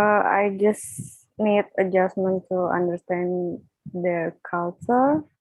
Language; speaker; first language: English; non-native, learner; Indonesian